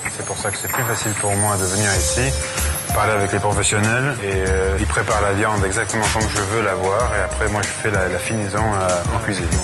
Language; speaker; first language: French; non-native, fluent; Swedish